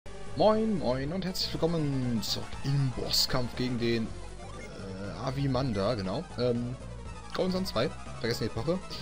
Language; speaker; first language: German; native; German